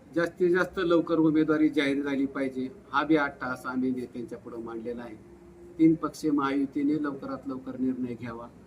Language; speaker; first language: Marathi; native; Marathi